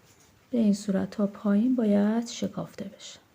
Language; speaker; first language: Persian; native; Persian